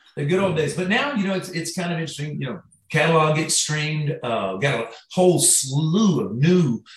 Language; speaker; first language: English; native; English